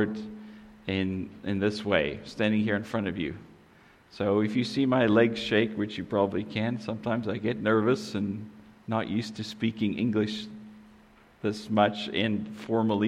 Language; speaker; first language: English; non-native, local second language; Afrikaans